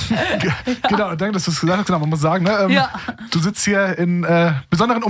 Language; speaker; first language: German; native; German